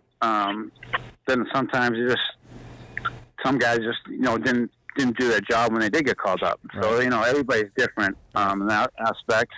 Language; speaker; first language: English; native; English